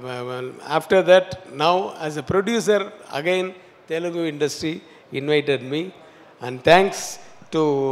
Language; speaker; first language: Telugu; non-native, learner; Tamil